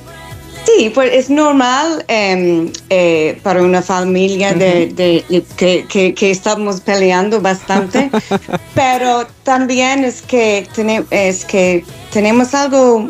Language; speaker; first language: Spanish; non-native, learner; English